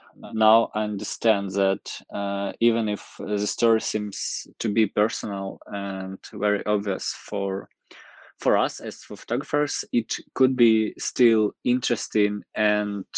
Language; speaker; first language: English; non-native, fluent; Ukrainian